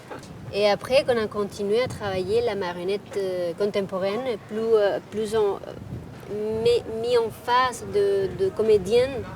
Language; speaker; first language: French; non-native, fluent; Spanish